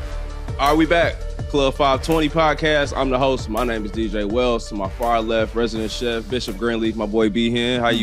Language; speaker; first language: English; native; English